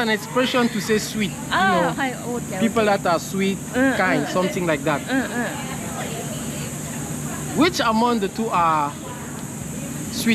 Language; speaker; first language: English; non-native, learner; French